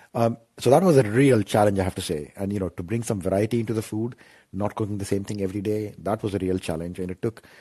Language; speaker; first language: English; non-native, local second language; Hindi